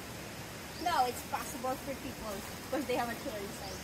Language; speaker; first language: English; non-native, learner; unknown